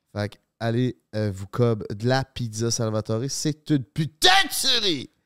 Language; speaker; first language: French; native; French